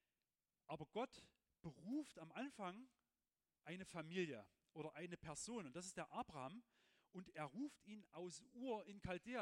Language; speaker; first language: German; native; German